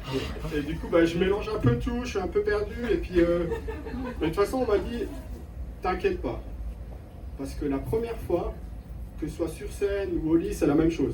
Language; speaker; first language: French; native; French